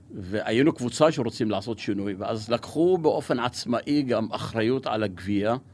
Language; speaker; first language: Hebrew; non-native, local second language; Arabic